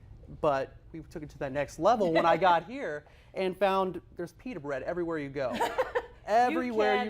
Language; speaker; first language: English; native; English